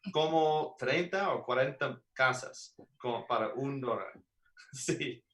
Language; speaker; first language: Spanish; non-native, learner; English